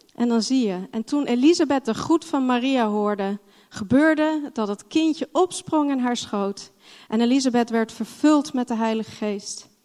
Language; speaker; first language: Dutch; non-native, fluent; English